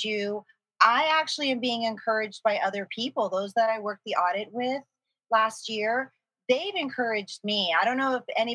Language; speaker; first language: English; native; English